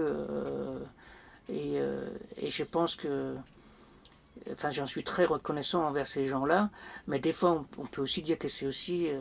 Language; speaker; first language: French; non-native, fluent; Danish